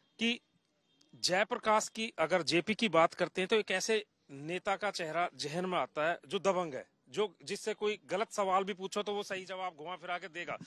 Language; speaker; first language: Hindi; native; Hindi